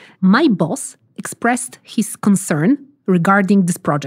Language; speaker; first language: English; non-native, fluent; Polish